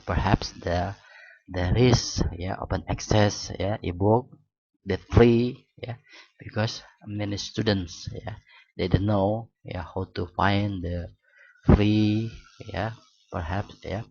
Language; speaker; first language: English; non-native, learner; Indonesian